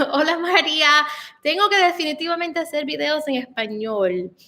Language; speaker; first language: Spanish; early bilingual, heritage; Spanish